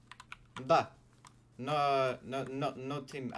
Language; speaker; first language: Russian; non-native, learner; English